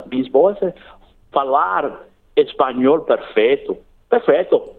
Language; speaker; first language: Portuguese; non-native, learner; English